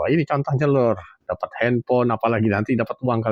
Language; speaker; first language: Indonesian; native; Indonesian